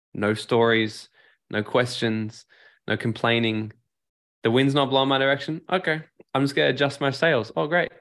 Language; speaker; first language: English; native; English